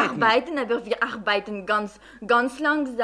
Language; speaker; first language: German; non-native, fluent; French